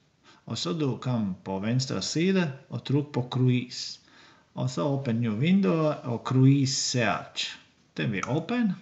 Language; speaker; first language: Norwegian; non-native, learner; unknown